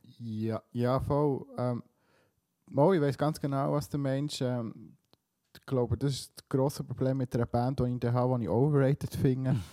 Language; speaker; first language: German; early bilingual, other home language; Swiss German